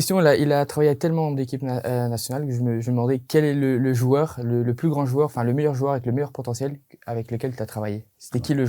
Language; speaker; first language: French; native; French